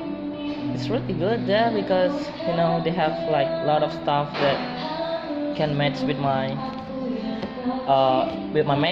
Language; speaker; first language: English; non-native, fluent; Indonesian